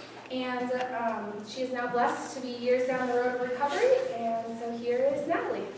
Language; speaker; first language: English; native; English